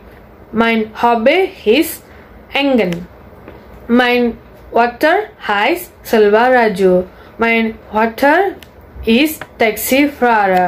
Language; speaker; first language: German; non-native, learner; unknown